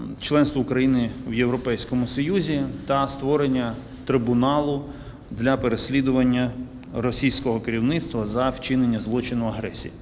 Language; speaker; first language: Ukrainian; native; Ukrainian